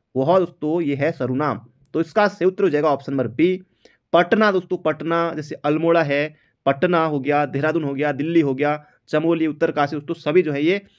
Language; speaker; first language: Hindi; native; Hindi